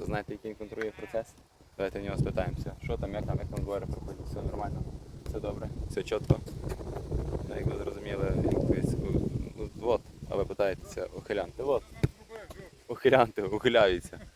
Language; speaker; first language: Ukrainian; native; Ukrainian